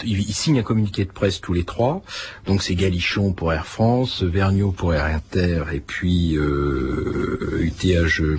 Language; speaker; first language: French; native; French